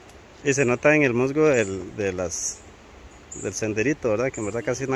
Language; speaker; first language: Spanish; native; Spanish